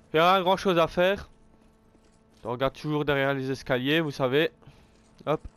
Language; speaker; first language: French; native; French